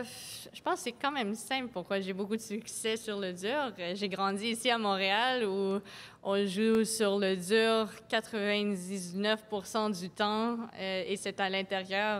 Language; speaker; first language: French; non-native, local second language; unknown